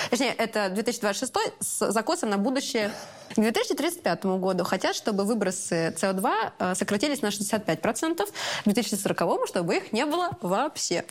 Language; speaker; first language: Russian; native; Russian